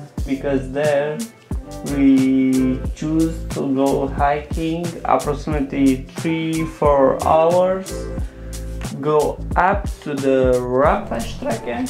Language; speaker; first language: English; non-native, learner; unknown